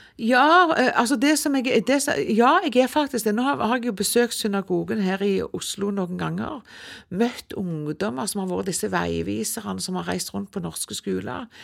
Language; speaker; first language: Norwegian; native; Norwegian